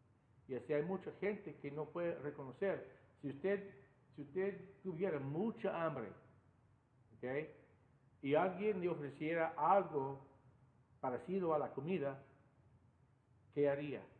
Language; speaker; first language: Spanish; non-native, fluent; English